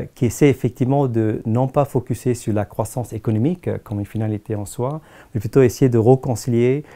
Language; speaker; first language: French; non-native, fluent; Tamil